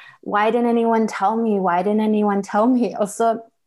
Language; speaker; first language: English; early bilingual, other home language; Norwegian